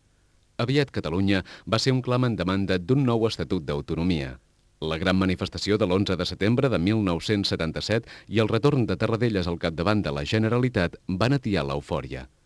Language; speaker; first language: Catalan; native; Catalan